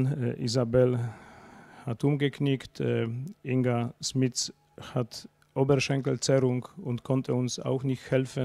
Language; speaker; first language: German; non-native, fluent; Polish